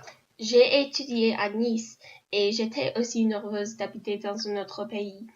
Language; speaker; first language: French; non-native, learner; English